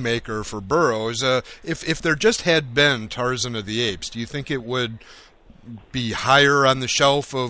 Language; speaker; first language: English; native; English